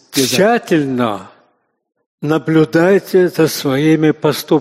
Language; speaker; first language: Russian; native; Russian